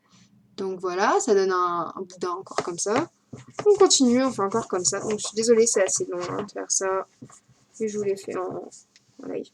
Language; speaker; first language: French; native; French